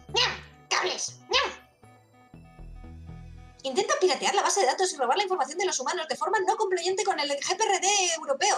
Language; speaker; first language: Spanish; native; Spanish